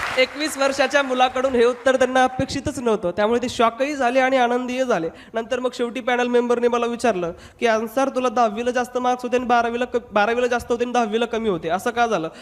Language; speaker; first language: Marathi; non-native, local second language; Hindi